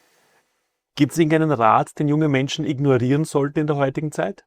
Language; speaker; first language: German; native; German